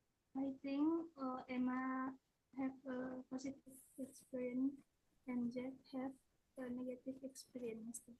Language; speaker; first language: English; non-native, learner; Indonesian